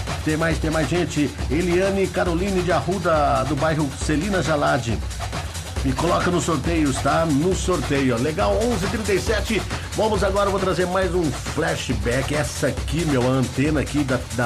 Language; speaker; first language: Portuguese; native; Portuguese